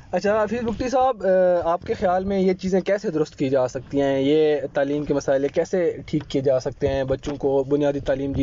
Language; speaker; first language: Urdu; native; Urdu